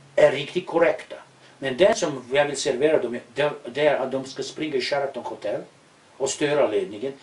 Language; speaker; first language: Swedish; non-native, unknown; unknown